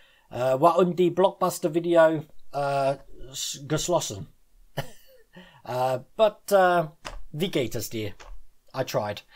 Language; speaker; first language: German; non-native, learner; English